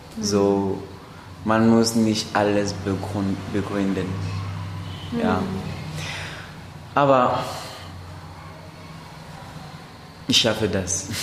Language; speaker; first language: German; non-native, learner; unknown